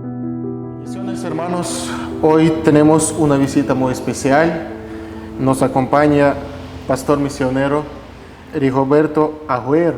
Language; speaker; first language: Spanish; non-native, fluent; Russian